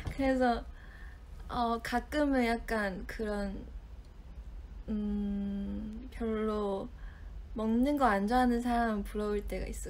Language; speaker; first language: Korean; non-native, fluent; Chinese